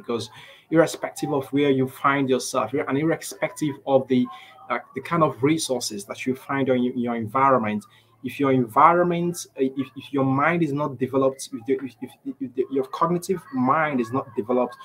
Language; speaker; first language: English; non-native, local second language; Igbo